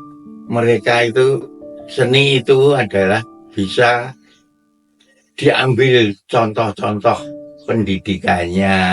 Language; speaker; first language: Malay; non-native, local second language; Javanese